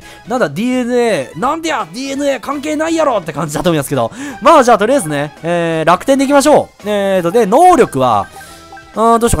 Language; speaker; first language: Japanese; native; Japanese